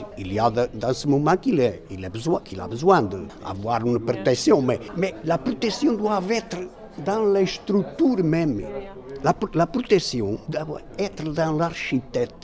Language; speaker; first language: French; non-native, learner; Portuguese